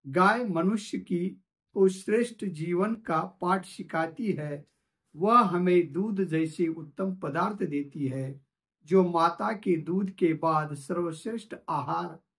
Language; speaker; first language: Hindi; non-native, local second language; Marathi